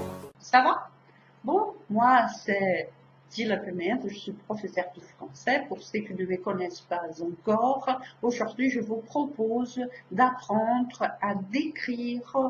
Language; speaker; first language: French; non-native, fluent; Portuguese